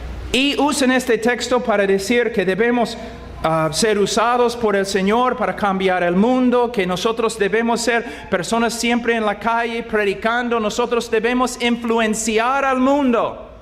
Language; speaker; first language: Spanish; non-native, fluent; English